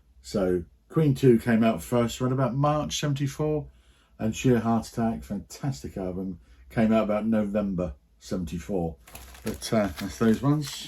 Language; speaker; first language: English; native; English